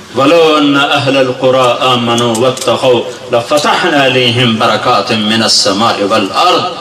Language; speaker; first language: Urdu; non-native, local second language; Punjabi